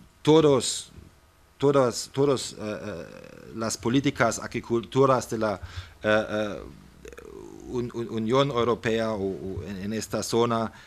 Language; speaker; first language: Spanish; non-native, fluent; German